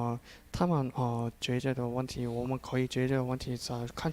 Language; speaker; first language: Chinese; non-native, learner; Korean